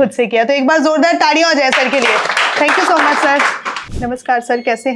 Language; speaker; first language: Hindi; native; Hindi